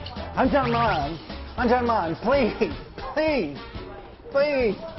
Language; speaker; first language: Korean; non-native, learner; English